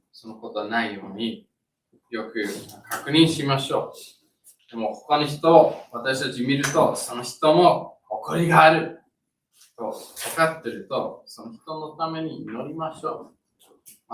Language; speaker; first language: Japanese; non-native, learner; English